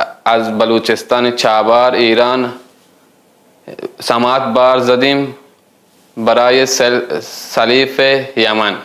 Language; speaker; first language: Persian; non-native, local second language; Baluchi